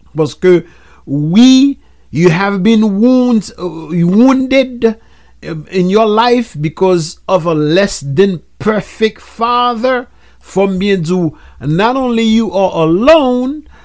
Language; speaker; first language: English; non-native, fluent; Haitian Creole